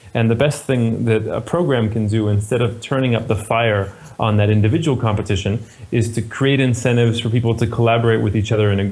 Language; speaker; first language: English; native; English